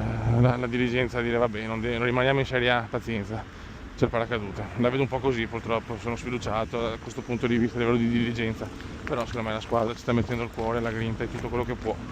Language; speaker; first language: Italian; native; Italian